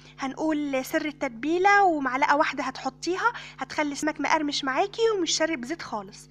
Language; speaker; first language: Arabic; native; Arabic